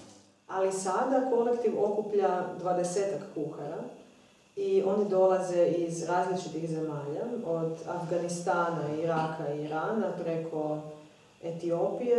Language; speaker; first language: Croatian; native; Croatian